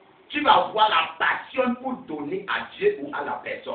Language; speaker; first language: French; non-native, local second language; English